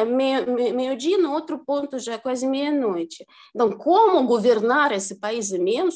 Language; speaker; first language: Portuguese; non-native, fluent; Russian